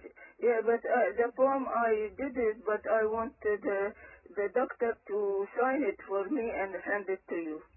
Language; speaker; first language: English; early bilingual, other home language; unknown